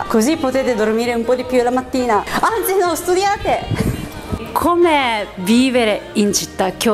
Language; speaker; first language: Italian; non-native, fluent; Japanese